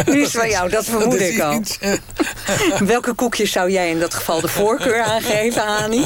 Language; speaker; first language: Dutch; native; Dutch